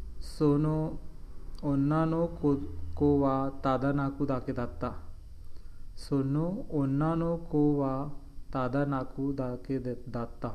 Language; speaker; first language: Japanese; non-native, learner; Hindi